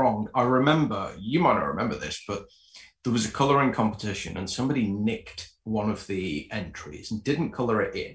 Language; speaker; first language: English; native; English